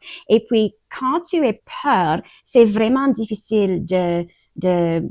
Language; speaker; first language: French; non-native, learner; English